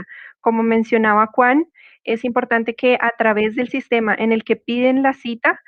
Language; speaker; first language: Spanish; native; Spanish